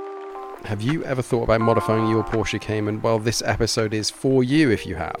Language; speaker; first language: English; native; English